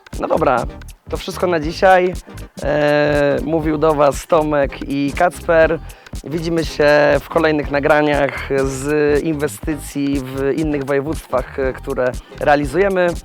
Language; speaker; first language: Polish; native; Polish